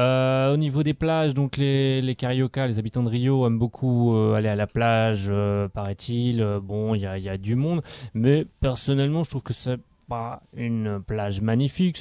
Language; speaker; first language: French; native; French